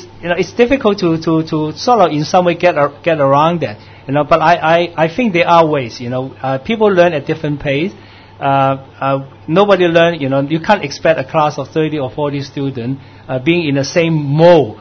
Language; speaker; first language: English; non-native, local second language; Cantonese